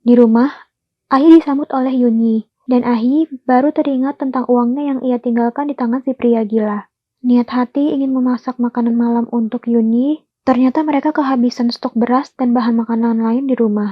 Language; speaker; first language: Indonesian; native; Indonesian